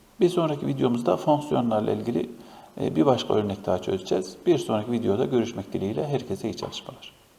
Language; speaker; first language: Turkish; native; Turkish